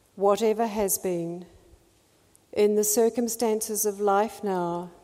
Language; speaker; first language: English; native; English